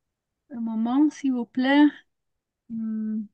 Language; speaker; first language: French; non-native, learner; Dutch